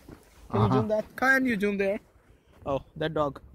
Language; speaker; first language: English; non-native, local second language; Hindi